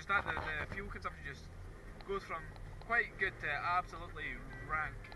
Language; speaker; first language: English; native; English